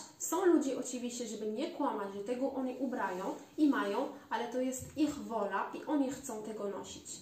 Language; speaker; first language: Polish; non-native, learner; Arabic